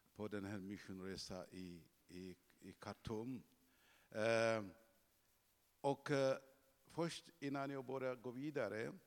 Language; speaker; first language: Swedish; non-native, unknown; Tigrinya